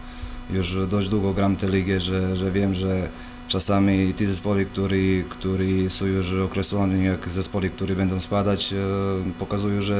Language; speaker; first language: Polish; non-native, fluent; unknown